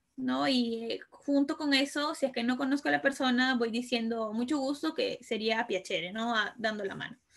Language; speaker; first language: Spanish; early bilingual, other home language; Italian